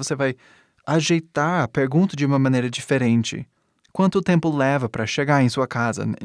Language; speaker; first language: Portuguese; non-native, fluent; English